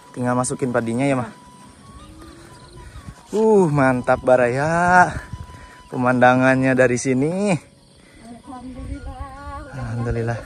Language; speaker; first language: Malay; non-native, local second language; Sundanese